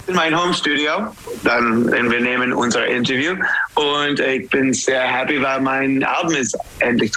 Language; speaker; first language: German; non-native, learner; English